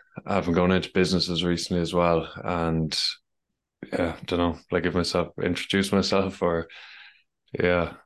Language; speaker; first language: English; native; English